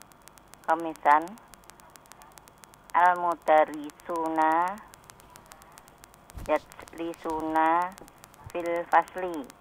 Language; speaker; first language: Arabic; non-native, learner; Indonesian